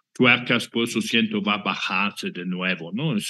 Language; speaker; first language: Spanish; non-native, fluent; German